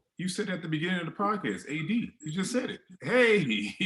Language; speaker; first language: English; native; English